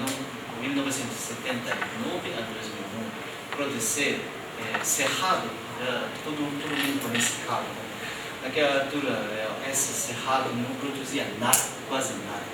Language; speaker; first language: Portuguese; non-native, fluent; Japanese